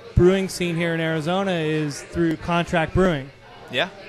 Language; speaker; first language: English; native; English